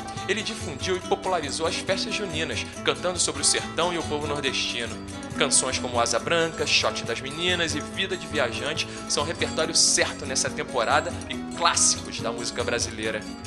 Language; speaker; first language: Portuguese; native; Portuguese